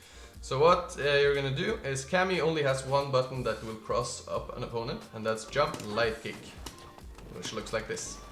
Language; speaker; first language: English; non-native, fluent; Norwegian